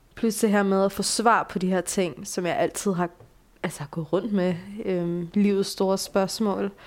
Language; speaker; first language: Danish; early bilingual, other home language; Bulgarian